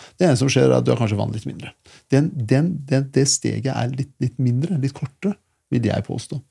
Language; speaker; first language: Norwegian; early bilingual, other home language; Persian